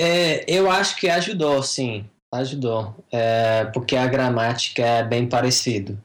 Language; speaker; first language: Portuguese; non-native, fluent; English